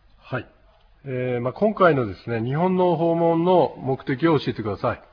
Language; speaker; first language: Japanese; native; Japanese